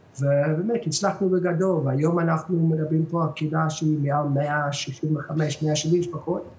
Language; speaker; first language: Hebrew; non-native, fluent; English